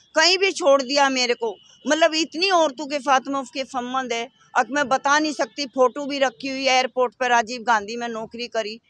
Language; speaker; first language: Hindi; native; Hindi